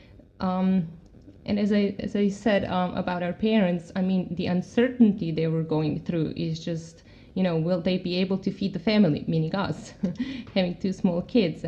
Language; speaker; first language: English; non-native, fluent; Croatian